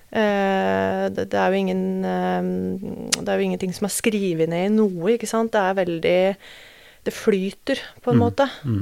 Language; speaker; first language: Norwegian; native; Norwegian